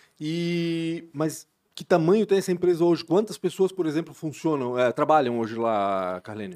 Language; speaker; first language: Portuguese; early bilingual, other home language; Spanish